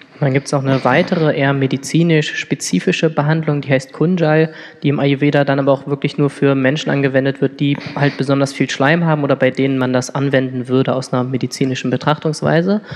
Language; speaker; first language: German; native; German